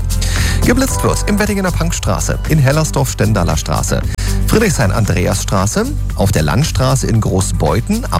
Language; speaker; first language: German; native; German